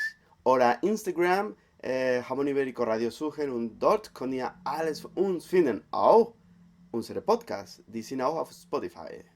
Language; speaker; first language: German; non-native, fluent; Spanish